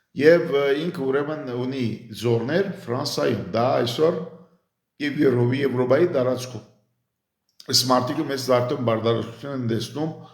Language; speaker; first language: Armenian; early bilingual, heritage; Armenian